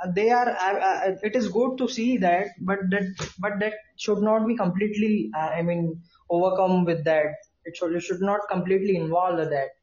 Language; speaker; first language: English; non-native, local second language; Hindi